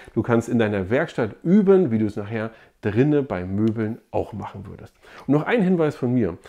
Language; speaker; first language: German; native; German